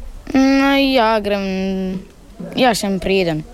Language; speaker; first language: Slovenian; early bilingual, heritage; Italian